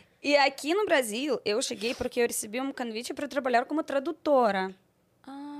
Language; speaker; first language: Portuguese; non-native, fluent; Russian